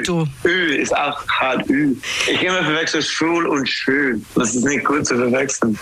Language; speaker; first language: German; non-native, learner; English